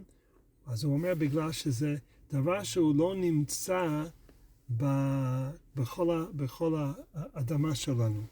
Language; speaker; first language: Hebrew; non-native, fluent; English